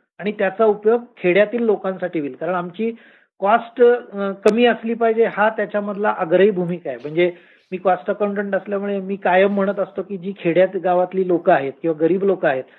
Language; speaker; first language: Marathi; native; Marathi